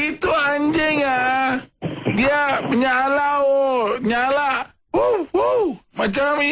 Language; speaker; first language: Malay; non-native, local second language; Tamil